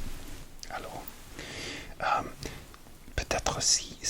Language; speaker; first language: French; non-native, learner; English